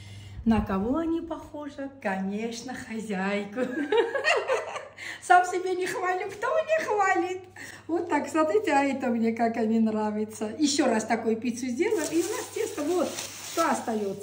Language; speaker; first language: Russian; non-native, local second language; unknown